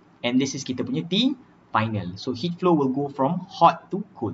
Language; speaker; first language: English; non-native, local second language; Malay